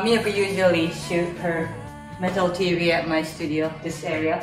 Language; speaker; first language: English; non-native, fluent; Japanese